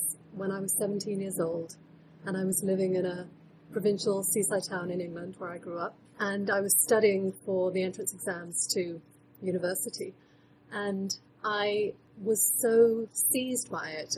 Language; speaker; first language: English; native; English